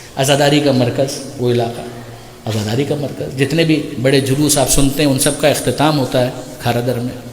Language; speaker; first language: Urdu; native; Urdu